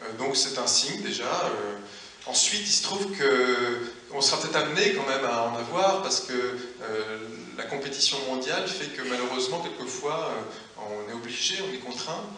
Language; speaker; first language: French; native; French